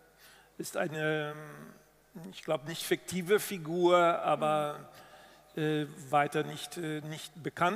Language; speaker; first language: German; non-native, fluent; Dutch